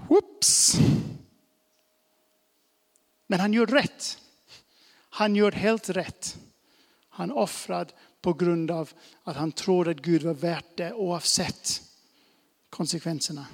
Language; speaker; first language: Swedish; non-native, fluent; English